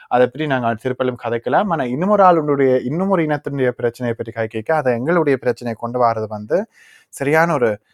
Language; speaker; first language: Tamil; early bilingual, heritage; Tamil